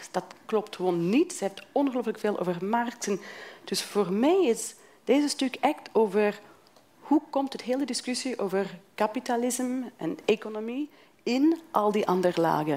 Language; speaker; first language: Dutch; non-native, fluent; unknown